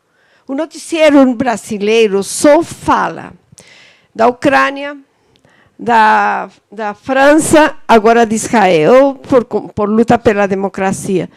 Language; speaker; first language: Portuguese; non-native, fluent; Spanish